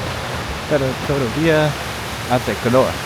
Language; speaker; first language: Spanish; non-native, learner; English